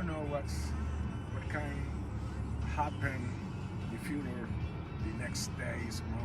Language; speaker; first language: English; non-native, learner; Spanish